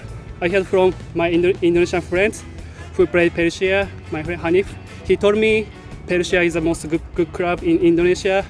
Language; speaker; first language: English; non-native, learner; Japanese